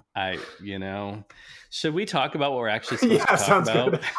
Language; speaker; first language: English; native; English